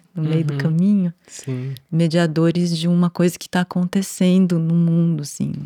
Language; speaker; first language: Portuguese; native; Portuguese